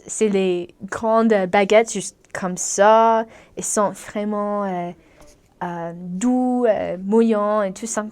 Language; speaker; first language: French; non-native, learner; English